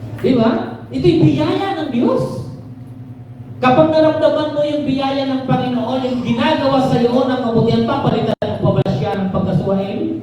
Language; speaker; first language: Filipino; non-native, local second language; Bikol